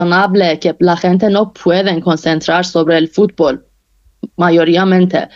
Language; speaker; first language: Spanish; non-native, fluent; Persian